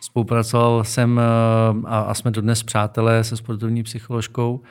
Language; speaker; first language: Czech; native; Czech